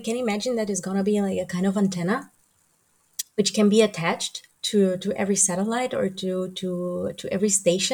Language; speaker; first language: English; non-native, fluent; Romanian